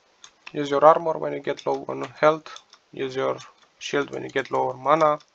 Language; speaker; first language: English; non-native, fluent; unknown